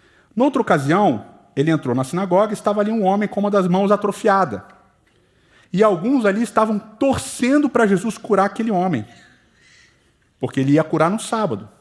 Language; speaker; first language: Portuguese; native; Portuguese